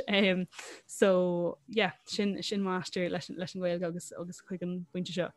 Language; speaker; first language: Irish; non-native, local second language; English